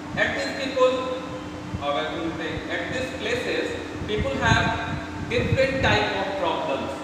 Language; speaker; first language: English; non-native, local second language; Hindi